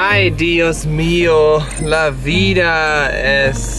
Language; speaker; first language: Spanish; non-native, learner; German